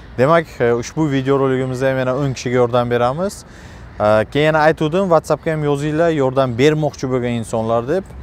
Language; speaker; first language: Uzbek; native; Uzbek